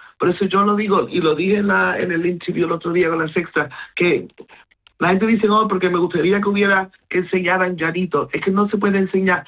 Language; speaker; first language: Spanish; non-native, local second language; Hindi